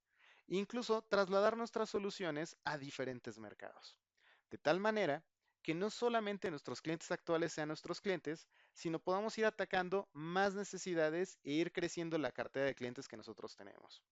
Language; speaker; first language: Spanish; native; Spanish